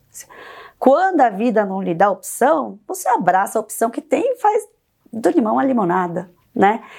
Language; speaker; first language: Portuguese; early bilingual, other home language; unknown